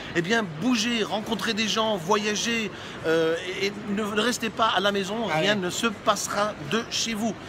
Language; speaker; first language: French; native; French